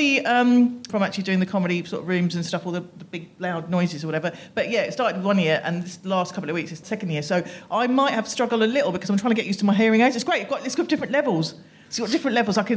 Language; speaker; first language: English; native; English